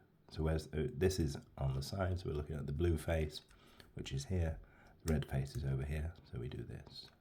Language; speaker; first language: English; native; English